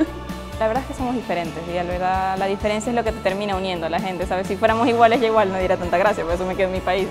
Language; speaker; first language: Spanish; native; Spanish